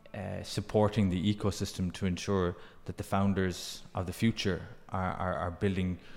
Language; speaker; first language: English; native; English